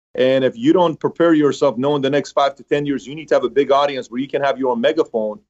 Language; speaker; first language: English; early bilingual, other home language; Persian